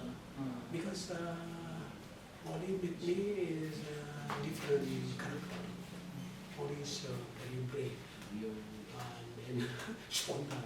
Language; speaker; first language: English; non-native, learner; Sundanese